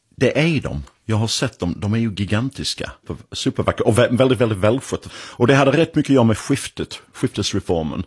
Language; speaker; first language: Swedish; non-native, fluent; English